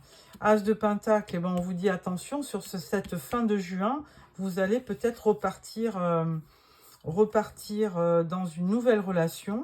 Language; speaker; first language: French; native; French